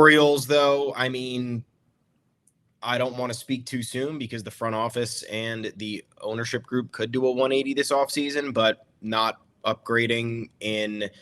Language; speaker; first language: English; native; English